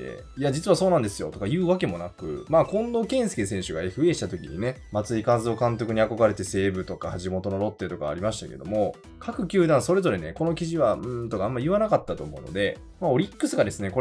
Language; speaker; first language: Japanese; native; Japanese